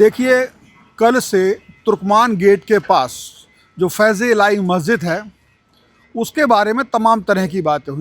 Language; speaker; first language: Hindi; native; Hindi